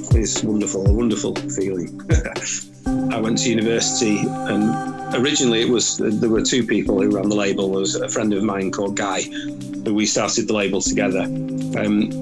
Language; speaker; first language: English; native; English